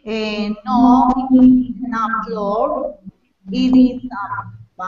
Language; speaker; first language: English; non-native, learner; Spanish